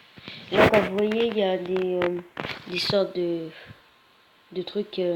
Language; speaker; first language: French; native; French